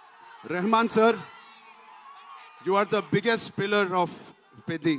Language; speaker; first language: Telugu; native; Telugu